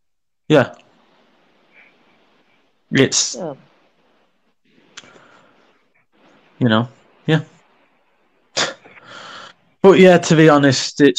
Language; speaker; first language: English; native; English